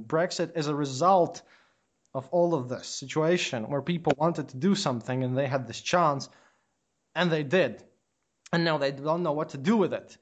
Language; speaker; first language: English; non-native, fluent; Latvian